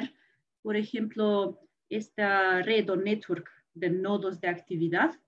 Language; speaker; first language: Spanish; non-native, fluent; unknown